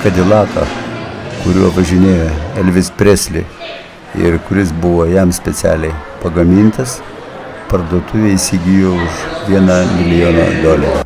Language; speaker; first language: Lithuanian; native; Lithuanian